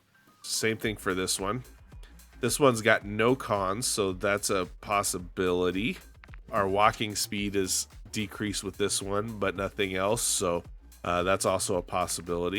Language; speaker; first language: English; native; English